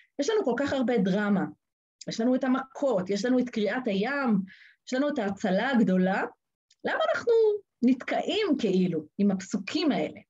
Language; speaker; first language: Hebrew; native; Hebrew